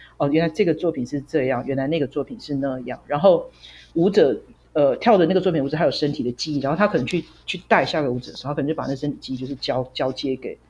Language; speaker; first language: Chinese; native; Chinese